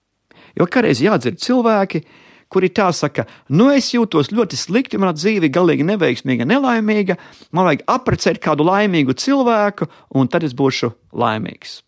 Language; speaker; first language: Latvian; native; Latvian